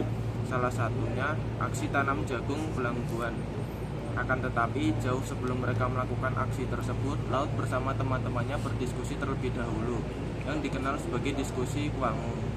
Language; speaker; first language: Indonesian; native; Indonesian